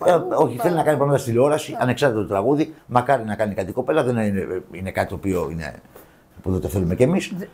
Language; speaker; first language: Greek; native; Greek